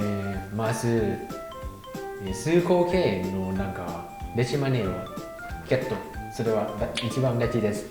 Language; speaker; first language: Japanese; non-native, fluent; Thai